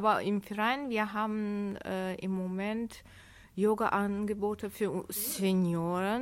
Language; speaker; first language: German; non-native, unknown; Azerbaijani